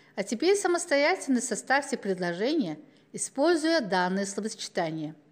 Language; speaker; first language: Russian; non-native, local second language; Uzbek